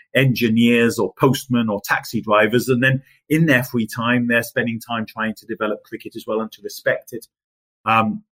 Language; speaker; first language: English; native; English